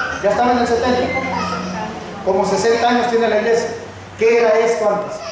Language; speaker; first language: Spanish; native; Spanish